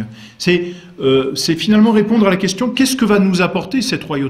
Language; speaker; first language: French; native; French